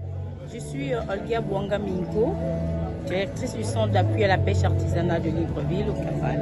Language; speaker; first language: French; native; French